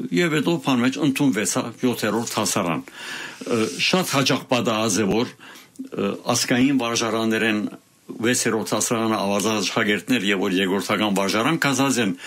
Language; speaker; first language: Armenian; native; Armenian